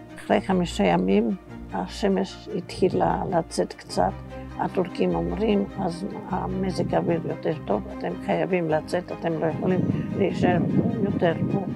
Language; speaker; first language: Hebrew; non-native, fluent; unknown